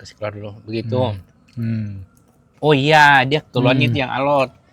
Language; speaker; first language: Malay; native; Malay